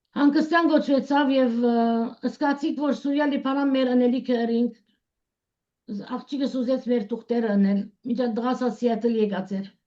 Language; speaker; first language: Armenian; early bilingual, heritage; Armenian